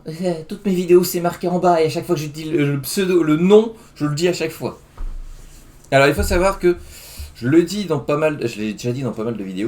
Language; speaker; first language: French; native; French